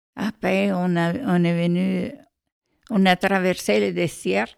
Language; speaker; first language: French; non-native, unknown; Spanish